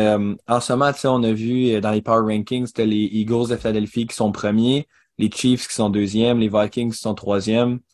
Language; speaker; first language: French; native; French